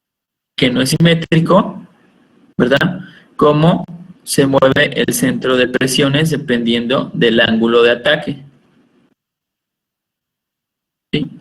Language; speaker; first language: Spanish; native; Spanish